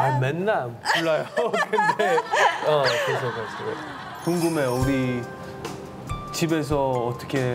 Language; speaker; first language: Korean; non-native, learner; English